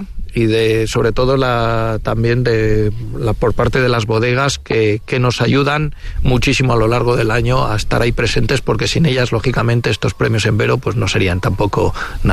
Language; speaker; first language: Spanish; native; Spanish